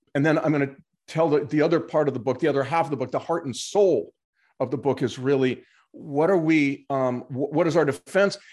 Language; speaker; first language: English; native; English